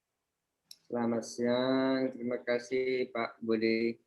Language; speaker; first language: Indonesian; non-native, fluent; Hindi